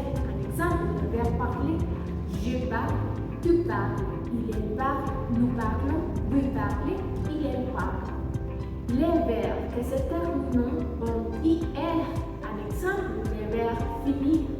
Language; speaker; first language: French; non-native, learner; Spanish